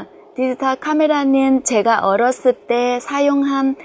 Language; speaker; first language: Korean; non-native, fluent; Vietnamese